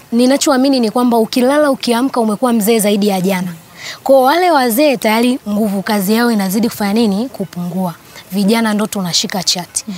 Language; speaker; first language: Swahili; native; Swahili